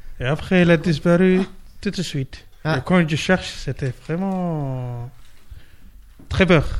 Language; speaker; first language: French; non-native, learner; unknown